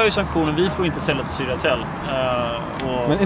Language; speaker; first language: Swedish; native; Swedish